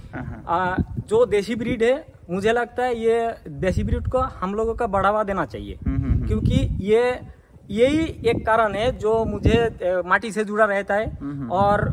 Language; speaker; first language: Hindi; non-native, local second language; Bangla